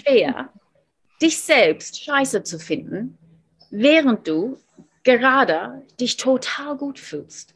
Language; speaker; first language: German; non-native, fluent; English